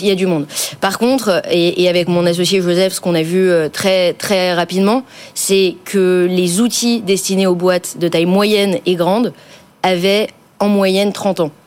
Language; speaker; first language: French; native; French